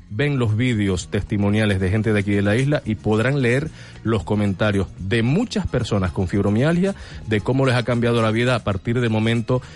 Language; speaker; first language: Spanish; native; Spanish